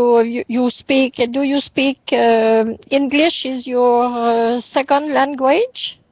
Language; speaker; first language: English; non-native, learner; French